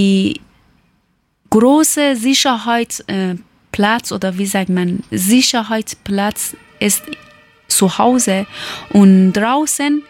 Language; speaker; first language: German; non-native, learner; Persian